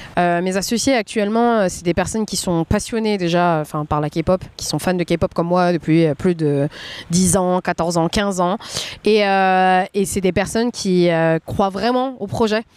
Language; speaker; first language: French; native; French